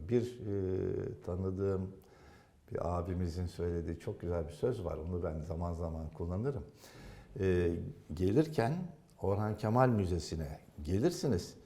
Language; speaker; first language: Turkish; native; Turkish